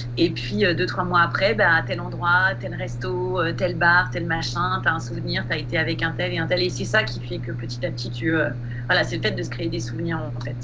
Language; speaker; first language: French; native; French